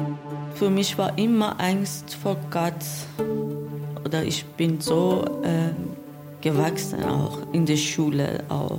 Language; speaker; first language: German; non-native, learner; Persian